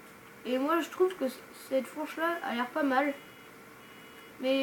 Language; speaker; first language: French; native; French